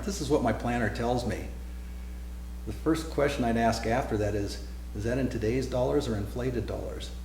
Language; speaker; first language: English; native; English